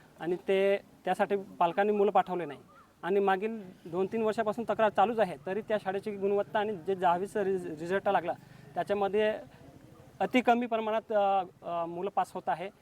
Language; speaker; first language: Marathi; non-native, local second language; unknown